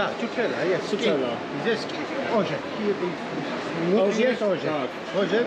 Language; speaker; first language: Polish; non-native, learner; Georgian